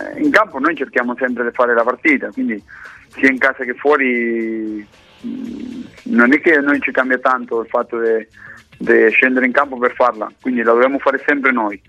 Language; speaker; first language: Italian; non-native, fluent; Spanish